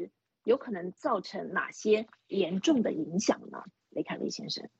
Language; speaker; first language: Chinese; native; Chinese